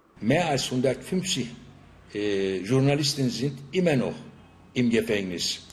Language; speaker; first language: German; non-native, fluent; Turkish